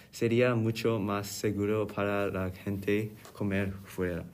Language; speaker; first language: Spanish; non-native, learner; English